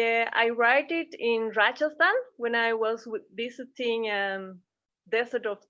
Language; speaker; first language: English; non-native, fluent; Spanish